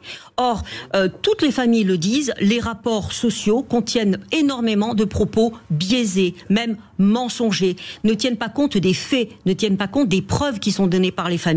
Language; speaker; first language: French; native; French